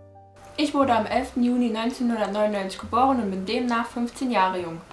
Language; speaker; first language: German; native; German